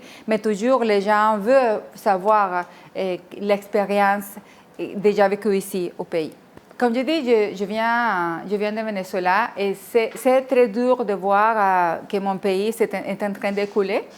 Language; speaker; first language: French; non-native, fluent; Spanish